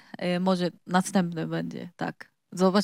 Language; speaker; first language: Polish; non-native, learner; Chinese